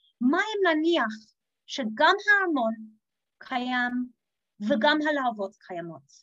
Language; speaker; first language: Hebrew; non-native, fluent; English